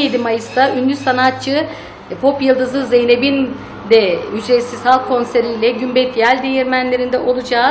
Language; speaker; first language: Turkish; native; Turkish